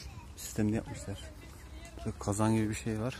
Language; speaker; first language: Turkish; native; Turkish